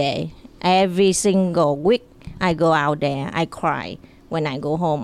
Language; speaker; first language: English; non-native, learner; Vietnamese